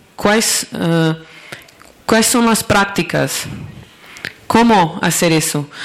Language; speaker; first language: Spanish; non-native, learner; Portuguese